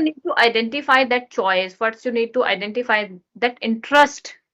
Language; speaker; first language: English; non-native, learner; Hindi